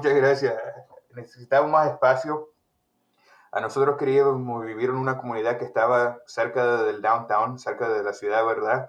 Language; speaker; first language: Spanish; early bilingual, heritage; Spanish